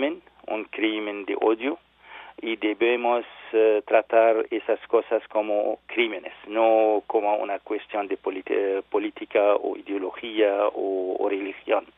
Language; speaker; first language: Spanish; non-native, learner; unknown